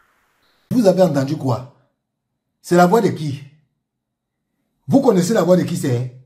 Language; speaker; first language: French; native; French